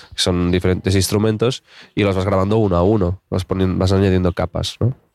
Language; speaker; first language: Spanish; native; Spanish